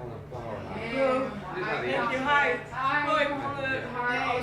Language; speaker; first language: Dutch; non-native, fluent; English